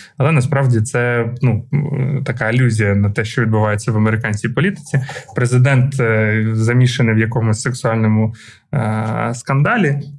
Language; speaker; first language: Ukrainian; non-native, local second language; Russian